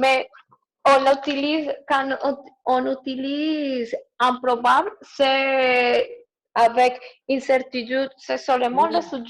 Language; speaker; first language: French; non-native, learner; Spanish